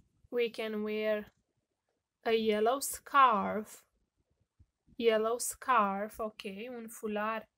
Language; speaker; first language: English; non-native, fluent; Romanian